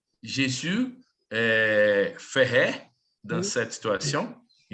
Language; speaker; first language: French; non-native, learner; Portuguese